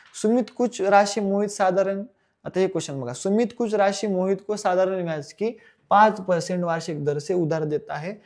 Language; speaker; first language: Hindi; non-native, local second language; Marathi